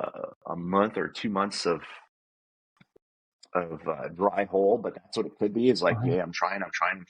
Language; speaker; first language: English; native; English